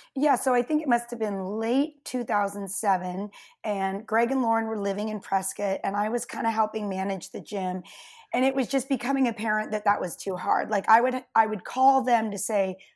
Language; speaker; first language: English; native; English